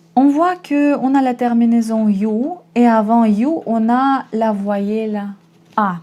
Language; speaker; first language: French; non-native, fluent; Russian